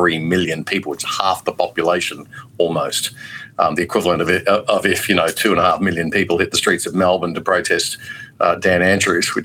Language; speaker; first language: English; native; English